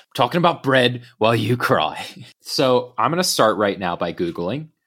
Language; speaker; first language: English; native; English